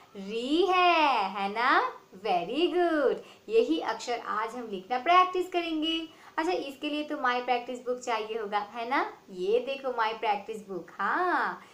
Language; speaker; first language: Hindi; non-native, local second language; Bangla